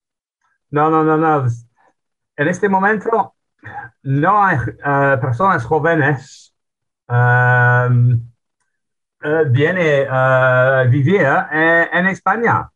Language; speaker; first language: Spanish; non-native, learner; English